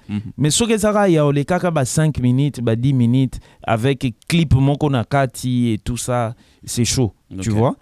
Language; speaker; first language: French; non-native, local second language; Lingala